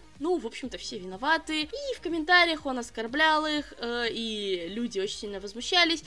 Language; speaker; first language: Russian; native; Russian